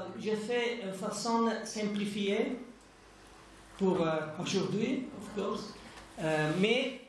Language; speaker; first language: French; non-native, fluent; Italian